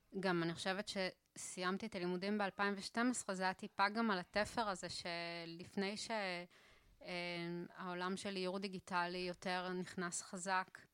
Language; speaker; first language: Hebrew; native; Hebrew